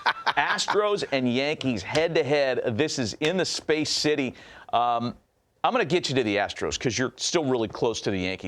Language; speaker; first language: English; native; English